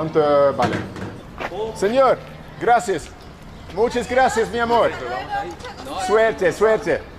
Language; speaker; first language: Spanish; non-native, learner; English